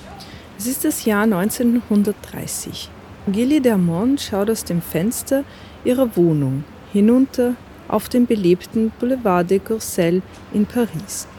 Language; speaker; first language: German; native; German